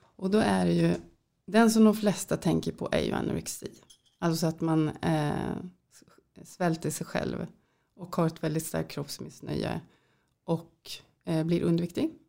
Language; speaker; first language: Swedish; native; Swedish